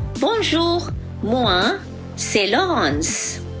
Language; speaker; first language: French; non-native, fluent; Malay